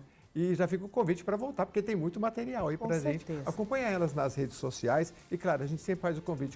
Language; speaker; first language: Portuguese; native; Portuguese